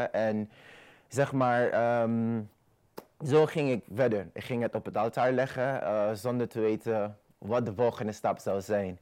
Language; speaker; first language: Dutch; non-native, fluent; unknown